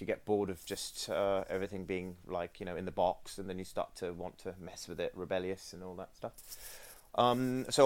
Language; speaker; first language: English; non-native, local second language; Sinhala